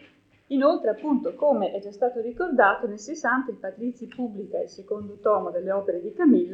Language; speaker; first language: Italian; native; Italian